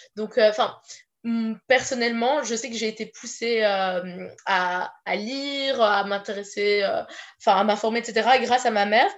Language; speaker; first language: French; native; French